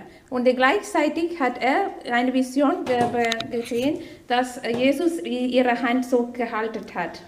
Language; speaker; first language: German; non-native, learner; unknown